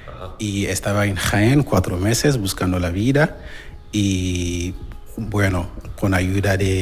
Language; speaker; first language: Spanish; non-native, learner; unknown